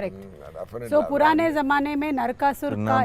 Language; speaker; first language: Telugu; native; Telugu